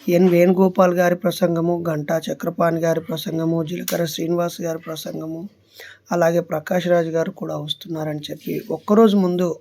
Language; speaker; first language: Telugu; native; Telugu